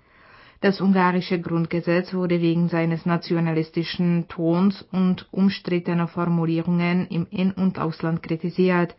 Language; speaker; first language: German; non-native, fluent; Czech